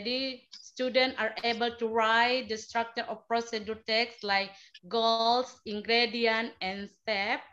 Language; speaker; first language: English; non-native, learner; Indonesian